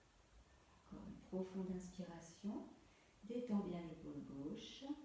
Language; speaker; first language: French; native; French